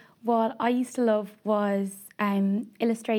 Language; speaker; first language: English; native; English